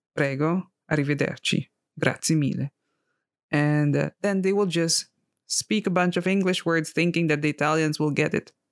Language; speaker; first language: English; non-native, local second language; Filipino